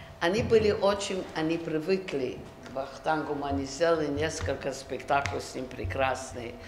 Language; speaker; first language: Russian; early bilingual, other home language; Yiddish